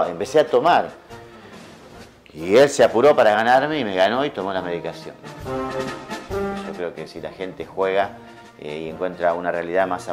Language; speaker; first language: Spanish; native; Spanish